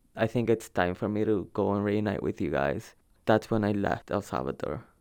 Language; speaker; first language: English; early bilingual, other home language; Spanish